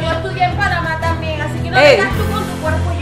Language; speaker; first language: Spanish; native; Spanish